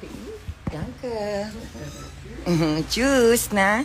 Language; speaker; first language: German; non-native, learner; Indonesian